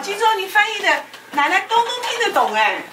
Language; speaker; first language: Chinese; native; Chinese